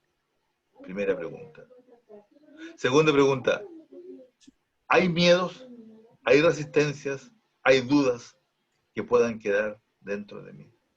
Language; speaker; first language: Spanish; native; Spanish